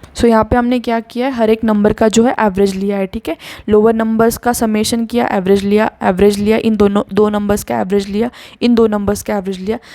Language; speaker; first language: Hindi; non-native, local second language; Marathi